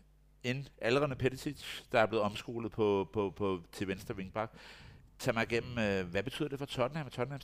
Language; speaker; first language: Danish; native; Danish